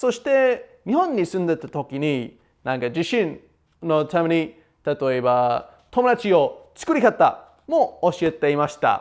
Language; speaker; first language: Japanese; non-native, learner; English